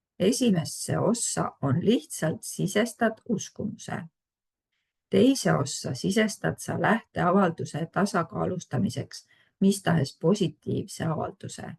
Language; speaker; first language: Estonian; native; Estonian